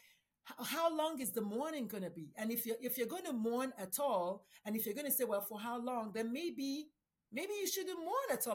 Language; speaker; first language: English; non-native, local second language; Igbo